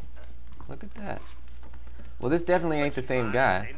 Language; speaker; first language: English; native; English